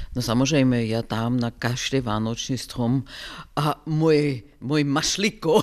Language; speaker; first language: Czech; non-native, fluent; German